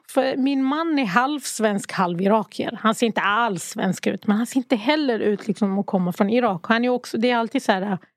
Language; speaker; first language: Swedish; early bilingual, other home language; Arabic